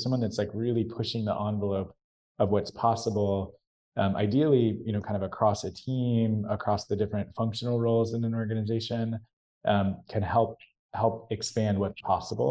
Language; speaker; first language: English; native; English